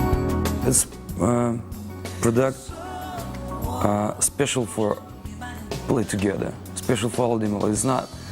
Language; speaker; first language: English; non-native, learner; Russian